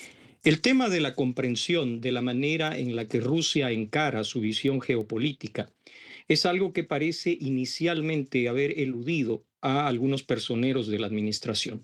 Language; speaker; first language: Spanish; native; Spanish